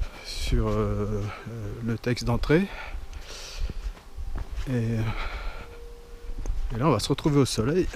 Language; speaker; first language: French; native; French